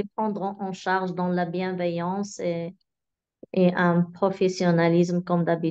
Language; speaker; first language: French; non-native, local second language; Arabic